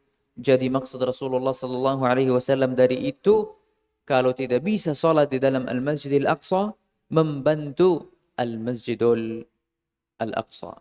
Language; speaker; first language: Indonesian; non-native, fluent; Arabic